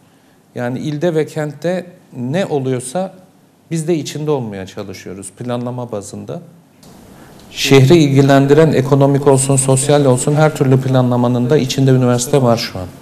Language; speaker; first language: Turkish; native; Turkish